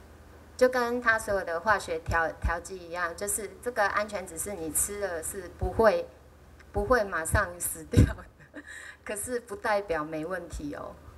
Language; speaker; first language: Chinese; native; Chinese